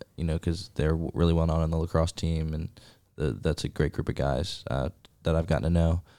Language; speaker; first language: English; native; English